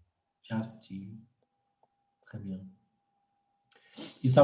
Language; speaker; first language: French; non-native, fluent; Portuguese